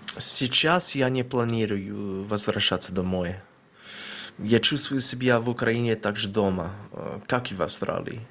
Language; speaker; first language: Russian; non-native, fluent; English